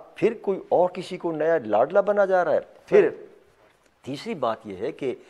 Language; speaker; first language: Urdu; non-native, local second language; Pashto